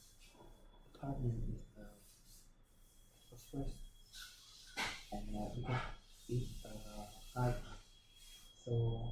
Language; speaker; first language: English; non-native, learner; Vietnamese